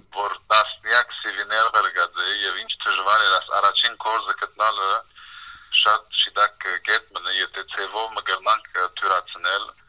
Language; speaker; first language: Armenian; early bilingual, heritage; Armenian